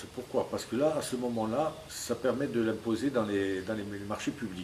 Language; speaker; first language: French; native; French